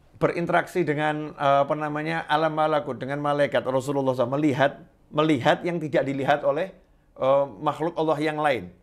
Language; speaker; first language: Indonesian; native; Indonesian